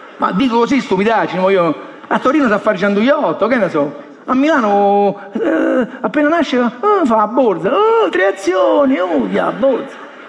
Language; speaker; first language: Italian; native; Italian